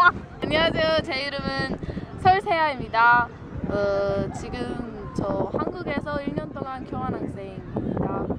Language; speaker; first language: Korean; non-native, learner; English